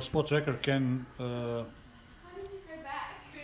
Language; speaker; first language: English; non-native, learner; Croatian